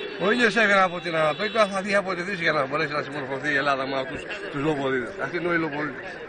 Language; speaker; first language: Greek; native; Greek